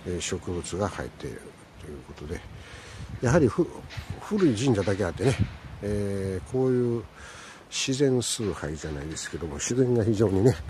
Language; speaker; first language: Japanese; native; Japanese